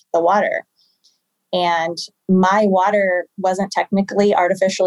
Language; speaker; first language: English; native; English